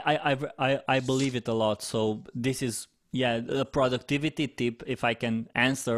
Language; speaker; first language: English; non-native, fluent; Romanian